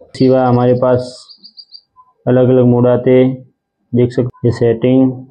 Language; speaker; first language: Hindi; non-native, local second language; Gujarati